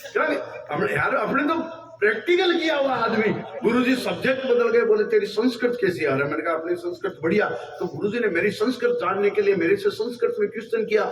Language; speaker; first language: Hindi; native; Hindi